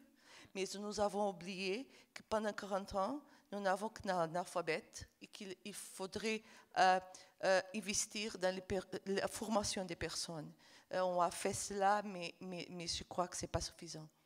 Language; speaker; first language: French; non-native, fluent; Portuguese